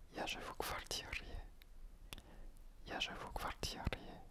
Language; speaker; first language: Russian; non-native, learner; French